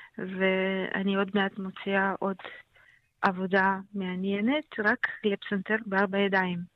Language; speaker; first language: Hebrew; non-native, fluent; Russian